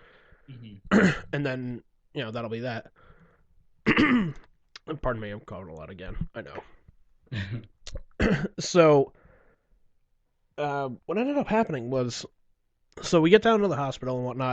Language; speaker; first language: English; native; English